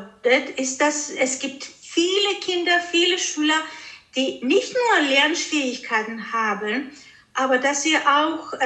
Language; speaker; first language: German; early bilingual, heritage; Greek